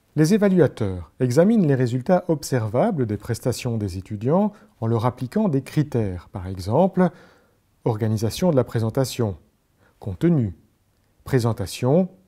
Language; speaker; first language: French; native; French